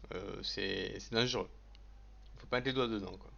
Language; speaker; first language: French; native; French